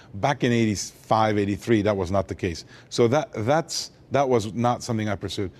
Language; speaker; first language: English; early bilingual, other home language; Armenian